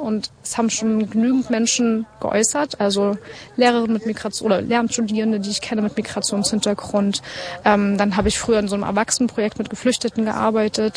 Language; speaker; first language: German; native; German